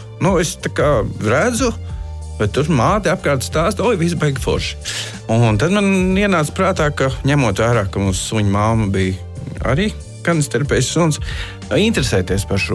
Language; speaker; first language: Latvian; native; Latvian